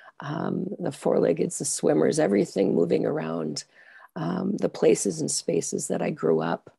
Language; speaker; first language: English; native; English